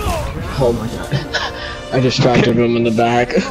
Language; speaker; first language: English; native; English